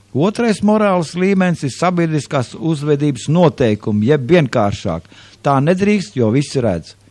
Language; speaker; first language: Latvian; native; Latvian